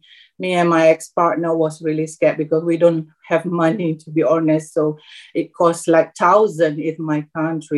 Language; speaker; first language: English; non-native, local second language; Malay